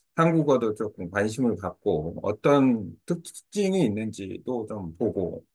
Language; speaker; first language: Korean; native; Korean